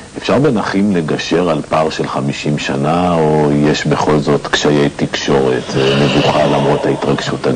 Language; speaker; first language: Hebrew; native; Hebrew